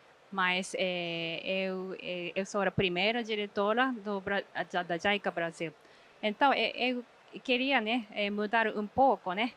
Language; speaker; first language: Portuguese; non-native, fluent; Japanese